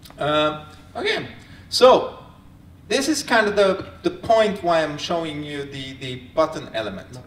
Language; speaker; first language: English; non-native, fluent; Finnish